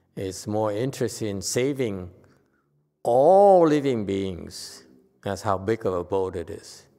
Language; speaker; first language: English; non-native, fluent; Vietnamese